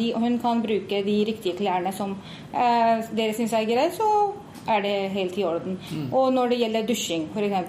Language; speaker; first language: Norwegian; non-native, fluent; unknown